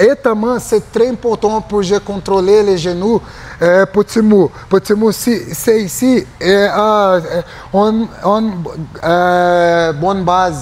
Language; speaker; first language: French; non-native, learner; Portuguese